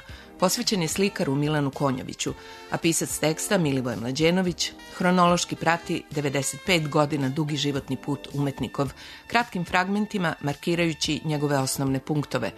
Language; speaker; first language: Serbian; native; Serbian